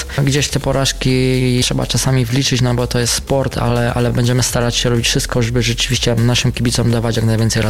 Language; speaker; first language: Polish; native; Polish